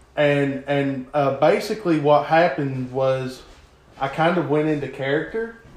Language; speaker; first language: English; native; English